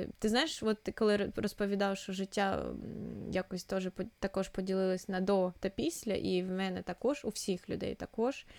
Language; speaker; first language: Ukrainian; non-native, local second language; Russian